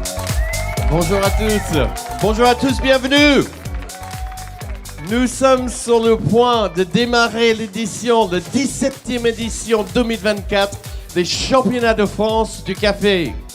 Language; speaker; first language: French; native; French